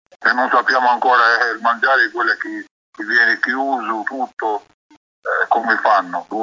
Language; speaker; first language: Italian; non-native, learner; Arabic